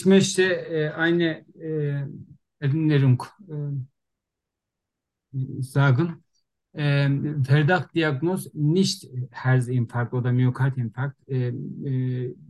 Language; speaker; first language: German; non-native, learner; Turkish